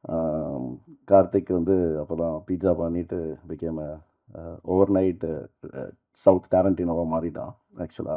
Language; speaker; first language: Tamil; native; Tamil